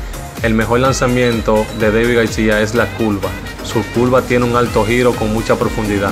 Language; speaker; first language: Spanish; native; Spanish